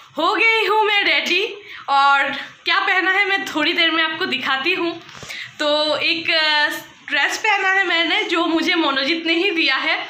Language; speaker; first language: Hindi; non-native, local second language; Bangla